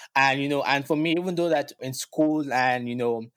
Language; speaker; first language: English; non-native, local second language; Yoruba